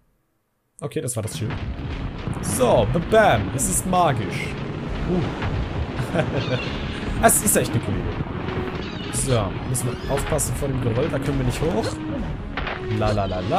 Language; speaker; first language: German; native; German